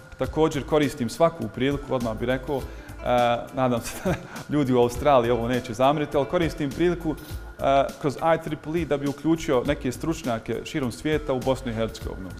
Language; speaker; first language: Bosnian; early bilingual, heritage; Bosnian